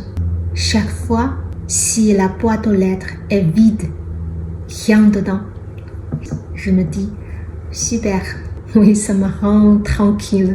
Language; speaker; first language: French; non-native, fluent; Chinese